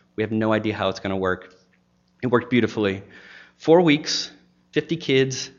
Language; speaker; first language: English; native; English